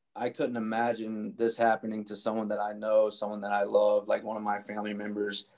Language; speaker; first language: English; native; English